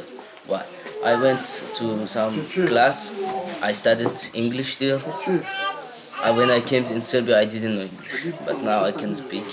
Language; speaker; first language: English; non-native, learner; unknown